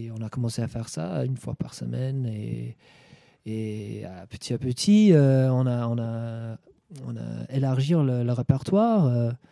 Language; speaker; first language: French; non-native, fluent; English